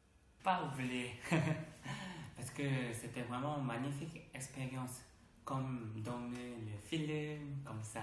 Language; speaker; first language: French; non-native, learner; Korean